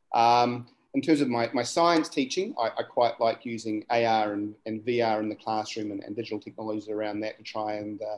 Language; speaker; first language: English; native; English